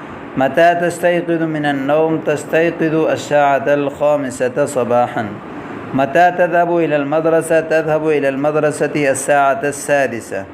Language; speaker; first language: Arabic; non-native, fluent; Urdu